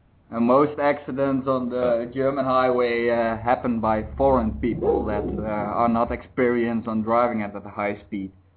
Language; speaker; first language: English; non-native, fluent; Dutch